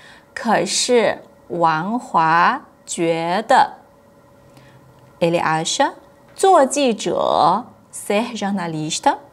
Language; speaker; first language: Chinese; non-native, fluent; Portuguese